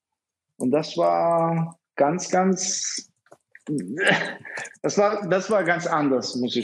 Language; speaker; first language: German; non-native, fluent; Spanish